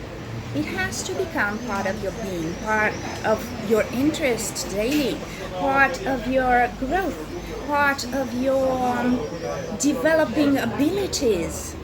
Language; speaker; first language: English; non-native, fluent; Italian